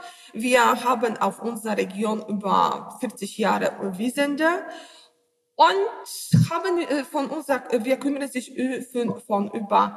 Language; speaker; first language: German; non-native, learner; Polish